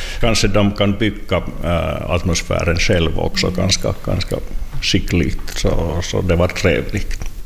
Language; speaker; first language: Swedish; non-native, local second language; Finnish